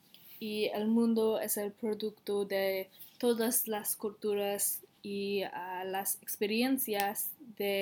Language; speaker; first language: Spanish; non-native, learner; English